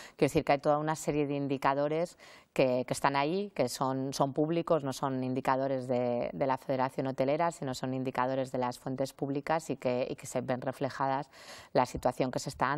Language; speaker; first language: Spanish; native; Spanish